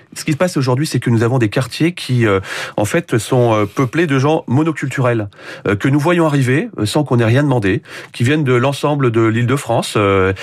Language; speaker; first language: French; native; French